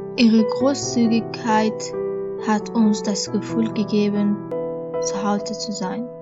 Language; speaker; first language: German; non-native, fluent; Persian